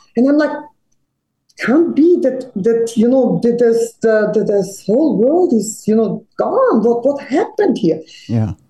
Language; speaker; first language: English; non-native, fluent; Serbian